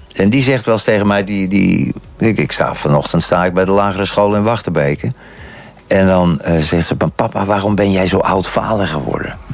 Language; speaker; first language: Dutch; native; Dutch